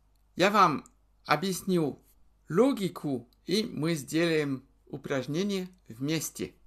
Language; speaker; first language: Russian; non-native, fluent; French